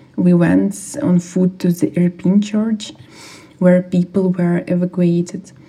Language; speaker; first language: English; non-native, fluent; Ukrainian